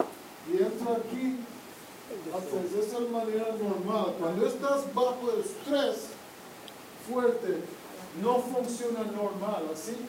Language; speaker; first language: Spanish; non-native, fluent; English